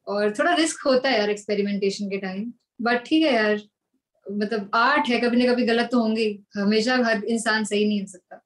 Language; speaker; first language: Hindi; non-native, local second language; Punjabi